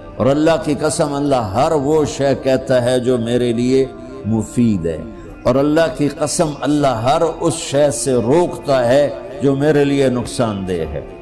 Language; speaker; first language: Urdu; non-native, local second language; Punjabi